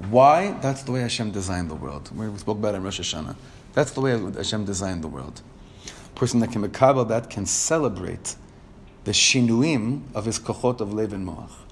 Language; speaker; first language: English; native; English